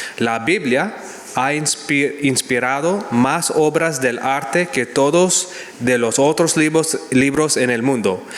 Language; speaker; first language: Spanish; non-native, learner; English